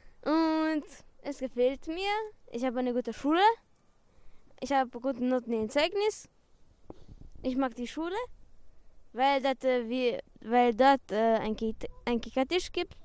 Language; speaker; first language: German; early bilingual, other home language; Romanian